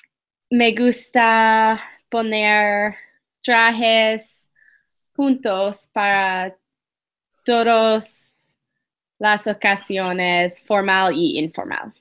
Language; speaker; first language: Spanish; non-native, learner; English